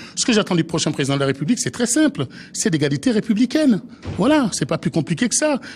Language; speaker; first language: French; native; French